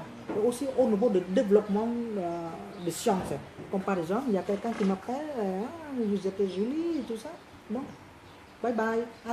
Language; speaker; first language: French; non-native, fluent; Khmer